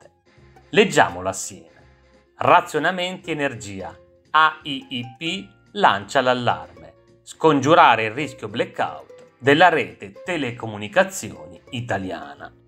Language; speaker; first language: Italian; native; Italian